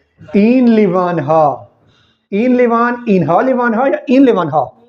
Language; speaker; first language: Persian; non-native, fluent; Urdu